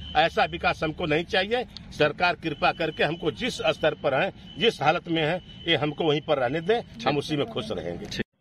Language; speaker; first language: Hindi; native; Hindi